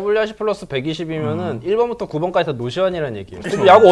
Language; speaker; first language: Korean; native; Korean